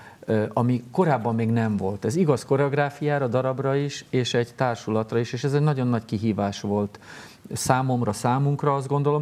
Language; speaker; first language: Hungarian; native; Hungarian